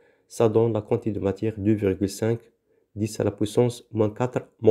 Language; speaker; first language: French; non-native, local second language; Arabic